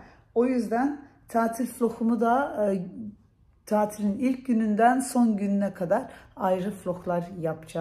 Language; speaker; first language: Turkish; early bilingual, heritage; Turkish